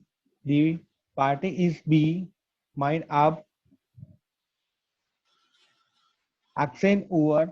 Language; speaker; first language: German; non-native, learner; Gujarati